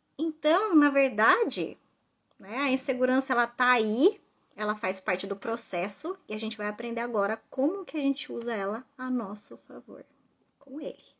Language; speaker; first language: Portuguese; native; Portuguese